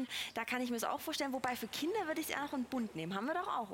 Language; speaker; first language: German; native; German